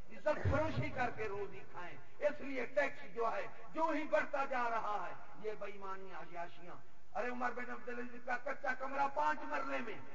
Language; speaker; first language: Urdu; non-native, local second language; Punjabi